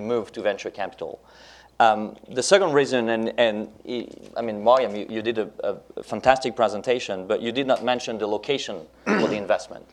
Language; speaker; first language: English; non-native, fluent; French